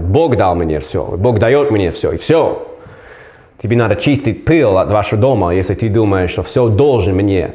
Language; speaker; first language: Russian; non-native, learner; English